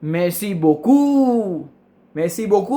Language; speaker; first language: French; non-native, fluent; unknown